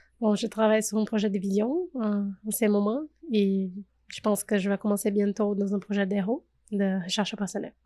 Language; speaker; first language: French; non-native, fluent; Portuguese